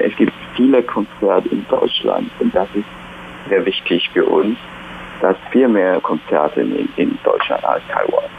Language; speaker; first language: German; non-native, fluent; Chinese